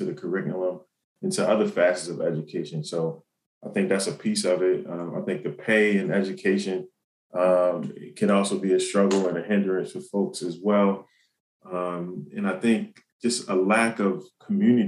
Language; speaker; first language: English; native; English